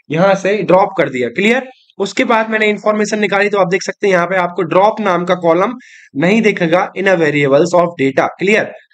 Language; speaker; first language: Hindi; native; Hindi